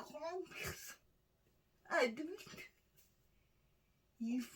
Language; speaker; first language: French; non-native, learner; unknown